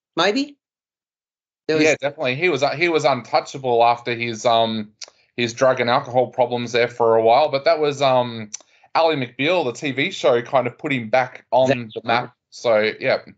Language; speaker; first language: English; native; English